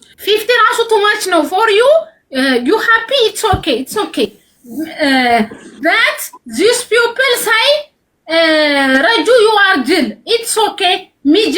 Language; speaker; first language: English; non-native, learner; Amharic